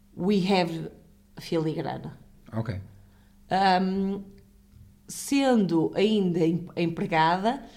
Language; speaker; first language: English; non-native, fluent; Portuguese